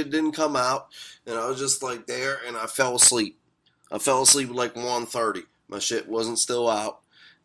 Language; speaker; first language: English; native; English